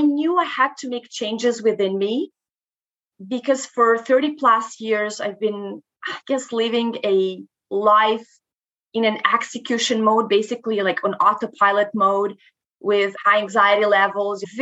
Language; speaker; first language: English; non-native, fluent; Romanian